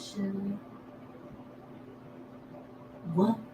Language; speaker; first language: English; native; English